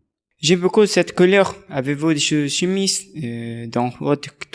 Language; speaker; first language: French; non-native, learner; Spanish